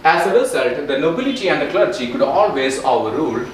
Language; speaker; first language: English; non-native, local second language; Malayalam